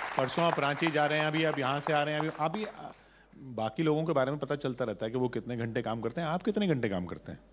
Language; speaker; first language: Hindi; native; Hindi